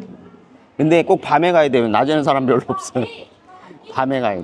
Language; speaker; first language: Korean; native; Korean